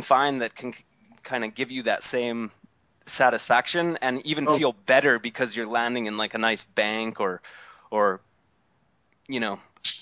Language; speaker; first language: English; native; English